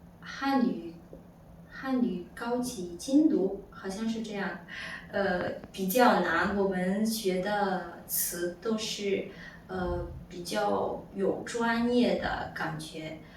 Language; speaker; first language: Chinese; non-native, fluent; Malagasy